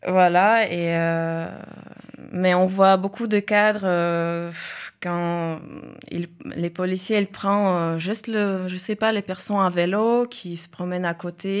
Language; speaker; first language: French; non-native, fluent; Russian